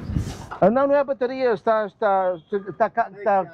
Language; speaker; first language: Portuguese; non-native, learner; German